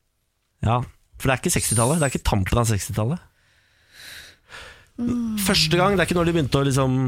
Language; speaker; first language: Norwegian; native; Norwegian